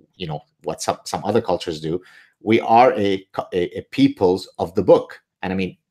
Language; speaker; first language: English; early bilingual, other home language; Arabic